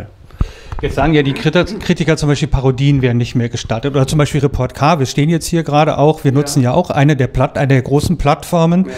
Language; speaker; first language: German; native; German